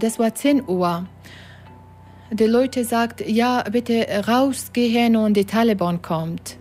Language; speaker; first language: German; non-native, learner; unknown